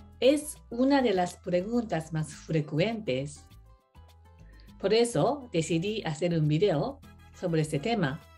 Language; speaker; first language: Spanish; non-native, learner; Japanese